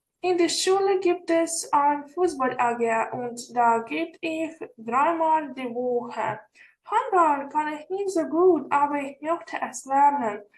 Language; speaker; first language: German; non-native, fluent; Ukrainian